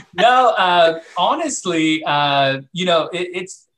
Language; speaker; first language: English; non-native, fluent; Spanish